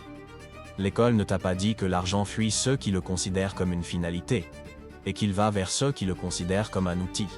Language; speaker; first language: French; native; French